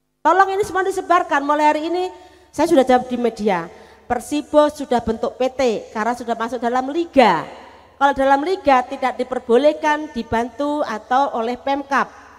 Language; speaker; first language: Indonesian; non-native, local second language; Javanese